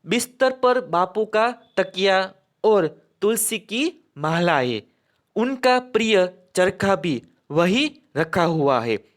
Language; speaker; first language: Hindi; non-native, local second language; Gujarati